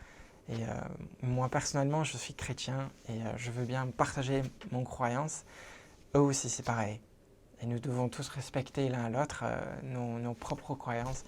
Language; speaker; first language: French; non-native, fluent; English